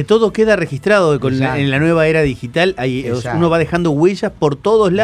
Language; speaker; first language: Spanish; native; Spanish